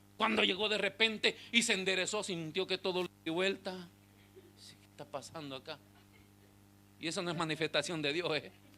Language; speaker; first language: Spanish; native; Spanish